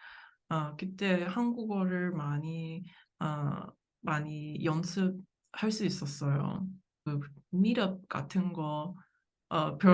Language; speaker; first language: Korean; non-native, learner; English